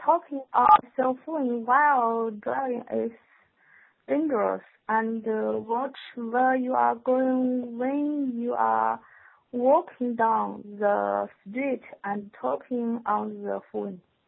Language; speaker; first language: English; non-native, learner; Chinese